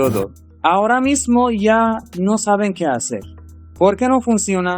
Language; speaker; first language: Spanish; non-native, fluent; Persian